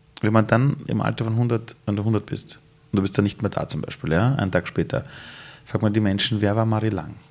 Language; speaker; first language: German; early bilingual, other home language; Persian